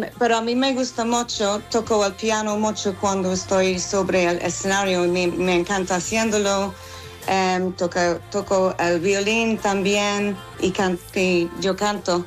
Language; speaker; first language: Spanish; non-native, learner; English